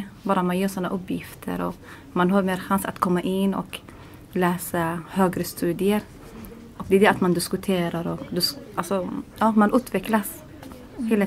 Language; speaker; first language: Swedish; non-native, learner; Arabic